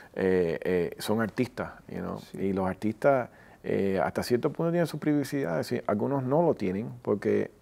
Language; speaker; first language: Spanish; early bilingual, heritage; Spanish